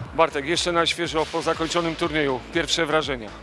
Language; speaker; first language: Polish; native; Polish